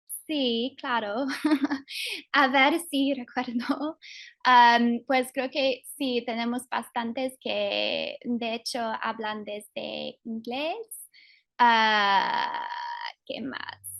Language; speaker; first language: Spanish; non-native, fluent; English